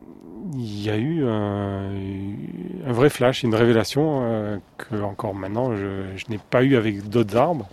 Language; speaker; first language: French; native; French